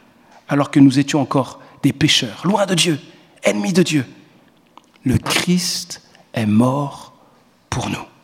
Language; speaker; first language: French; native; French